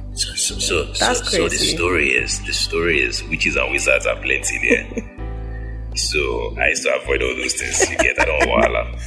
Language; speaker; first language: English; non-native, local second language; Yoruba